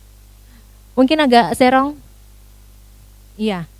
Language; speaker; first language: Indonesian; native; Indonesian